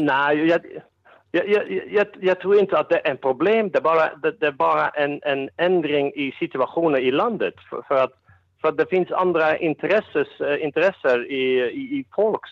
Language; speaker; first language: Swedish; non-native, fluent; Dutch